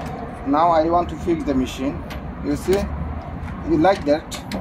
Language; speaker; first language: English; non-native, learner; Bangla